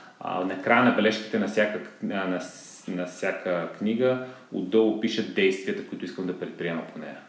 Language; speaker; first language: Bulgarian; native; Bulgarian